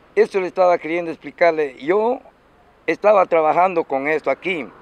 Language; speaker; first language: Spanish; native; Spanish